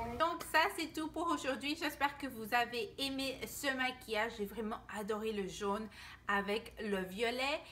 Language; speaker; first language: French; non-native, fluent; Spanish